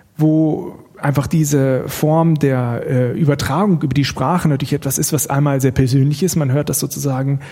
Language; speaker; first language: German; native; German